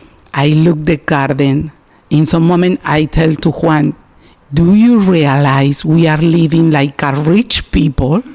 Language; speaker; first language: English; non-native, learner; Spanish